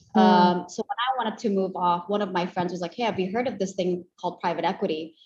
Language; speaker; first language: English; non-native, fluent; Indonesian